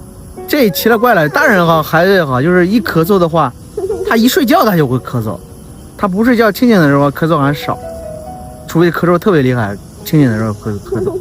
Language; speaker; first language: Chinese; native; Chinese